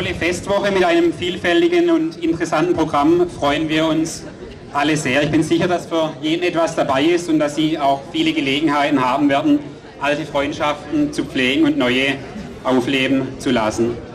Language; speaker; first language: German; native; German